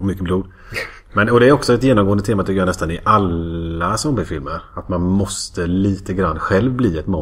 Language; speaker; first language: Swedish; native; Swedish